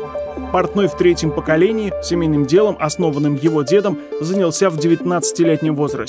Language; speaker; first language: Russian; native; Russian